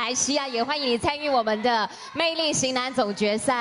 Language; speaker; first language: Chinese; native; Chinese